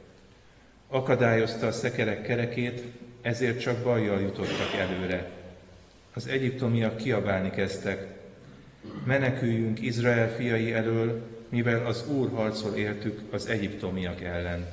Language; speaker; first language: Hungarian; native; Hungarian